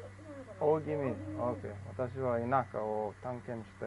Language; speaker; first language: Japanese; non-native, learner; English